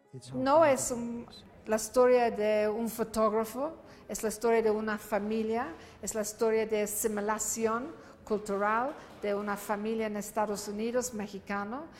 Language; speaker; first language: Spanish; non-native, learner; English